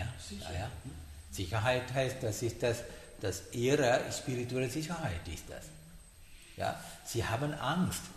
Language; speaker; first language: German; non-native, learner; Sinhala